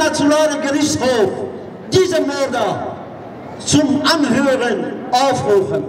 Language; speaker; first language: German; non-native, fluent; Persian